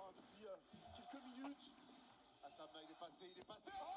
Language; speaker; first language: French; native; French